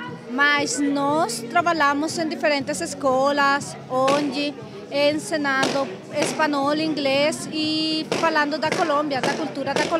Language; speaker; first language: Portuguese; non-native, learner; Spanish